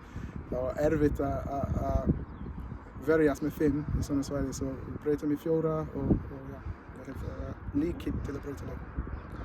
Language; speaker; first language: Icelandic; non-native, learner; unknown